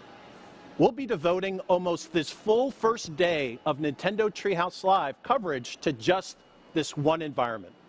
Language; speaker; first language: English; native; English